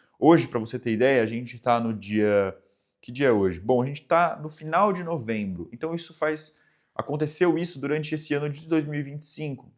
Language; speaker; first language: Portuguese; native; Portuguese